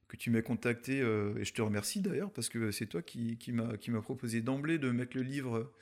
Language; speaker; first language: French; native; French